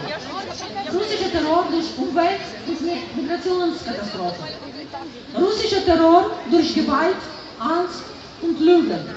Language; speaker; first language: German; non-native, fluent; Ukrainian